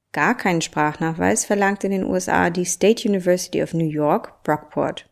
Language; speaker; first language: German; native; German